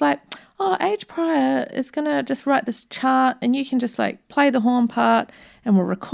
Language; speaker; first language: English; native; English